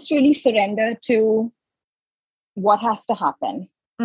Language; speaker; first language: English; non-native, local second language; Hindi